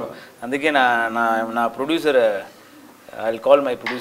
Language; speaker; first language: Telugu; non-native, learner; Tamil